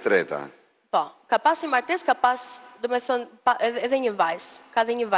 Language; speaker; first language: Albanian; early bilingual, heritage; Albanian